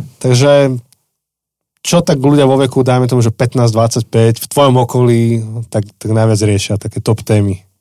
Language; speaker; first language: Slovak; native; Slovak